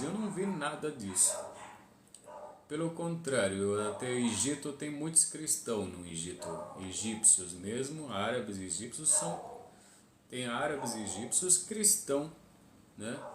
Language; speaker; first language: Portuguese; non-native, fluent; Arabic